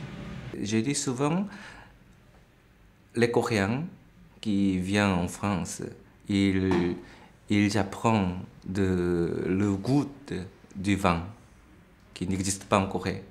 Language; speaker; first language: French; non-native, fluent; Korean